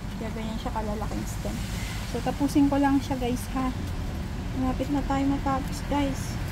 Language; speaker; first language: Filipino; non-native, local second language; Hiligaynon